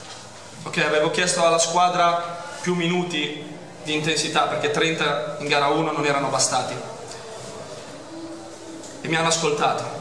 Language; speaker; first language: Italian; native; Italian